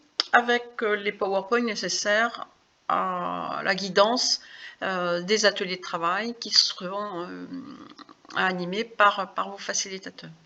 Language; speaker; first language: French; native; French